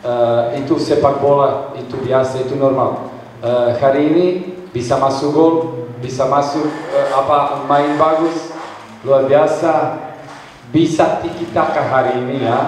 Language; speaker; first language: Indonesian; non-native, learner; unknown